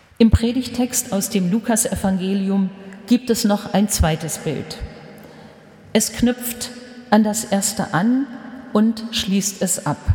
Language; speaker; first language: German; native; German